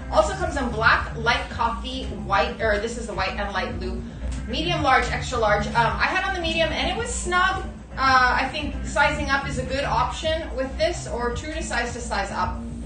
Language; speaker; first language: English; native; English